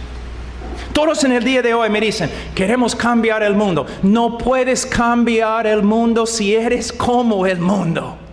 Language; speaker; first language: Spanish; non-native, fluent; English